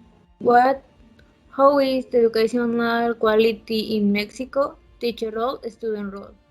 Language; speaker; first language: English; non-native, learner; Spanish